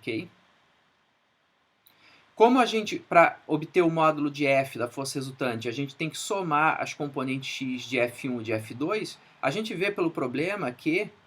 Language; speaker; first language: Portuguese; native; Portuguese